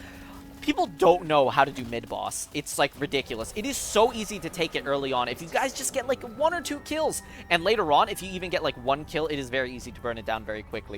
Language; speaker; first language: English; native; English